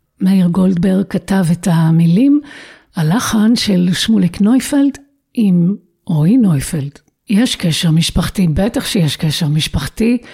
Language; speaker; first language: Hebrew; native; Hebrew